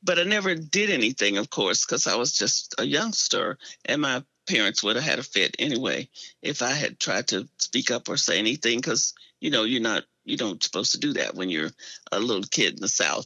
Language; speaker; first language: English; native; English